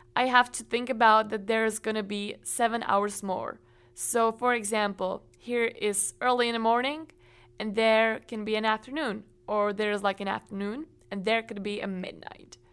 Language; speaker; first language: English; non-native, fluent; Czech